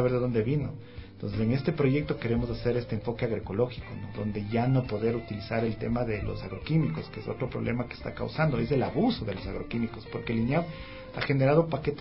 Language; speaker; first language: Spanish; native; Spanish